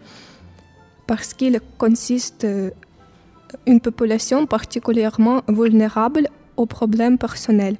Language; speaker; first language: French; non-native, fluent; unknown